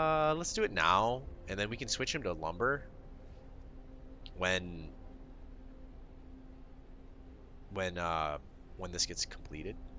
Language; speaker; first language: English; native; English